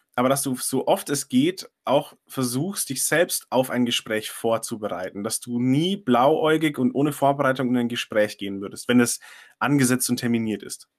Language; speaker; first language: German; non-native, fluent; Chinese